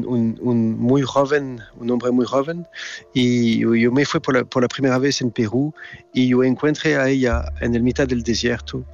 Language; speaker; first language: Spanish; non-native, learner; French